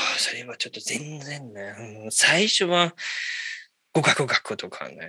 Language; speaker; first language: Japanese; non-native, fluent; German